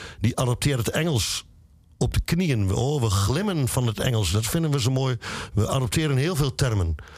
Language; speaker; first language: Dutch; native; Dutch